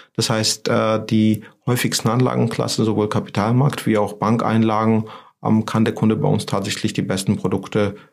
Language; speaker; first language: German; non-native, fluent; Georgian